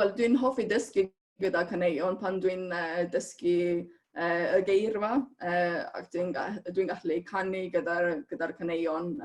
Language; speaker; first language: Welsh; non-native, fluent; Estonian